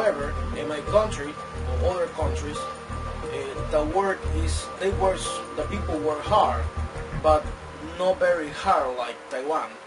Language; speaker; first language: English; non-native, fluent; Spanish